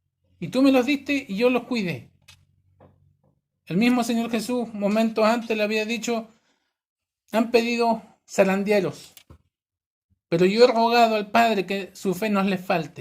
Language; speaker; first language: Spanish; native; Spanish